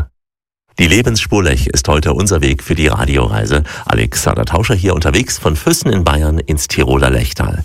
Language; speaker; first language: German; native; German